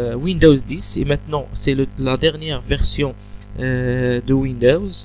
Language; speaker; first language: French; non-native, local second language; Arabic